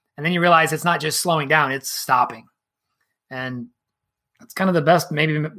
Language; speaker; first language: English; native; English